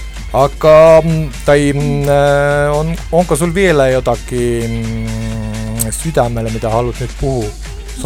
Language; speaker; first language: Finnish; non-native, learner; Estonian